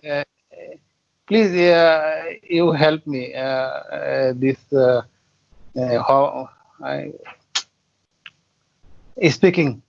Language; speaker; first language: English; non-native, learner; Bangla